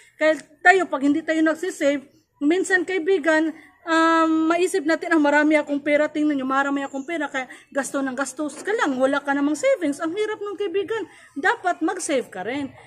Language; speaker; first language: Filipino; non-native, local second language; Cebuano